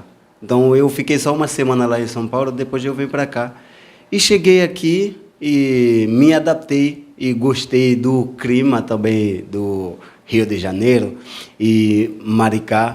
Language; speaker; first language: Portuguese; non-native, fluent; Haitian Creole